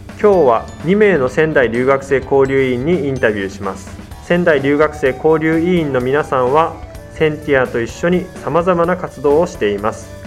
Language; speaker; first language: Japanese; native; Japanese